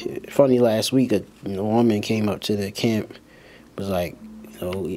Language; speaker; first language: English; native; English